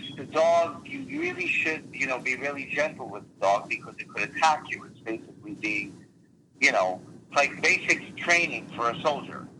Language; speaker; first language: English; early bilingual, other home language; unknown